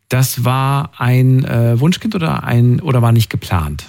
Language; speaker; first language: German; native; German